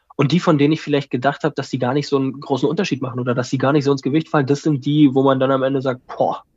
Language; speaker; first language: German; native; German